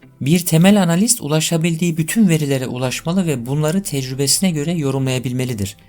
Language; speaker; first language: Turkish; native; Turkish